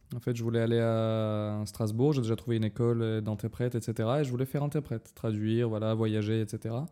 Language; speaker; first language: French; non-native, fluent; Russian